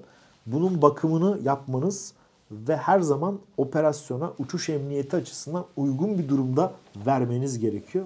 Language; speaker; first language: Turkish; native; Turkish